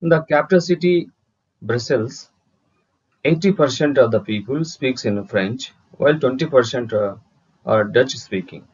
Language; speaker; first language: English; non-native, local second language; Telugu